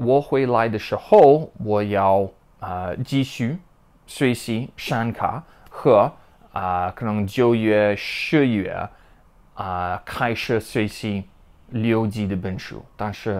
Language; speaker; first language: Chinese; non-native, learner; English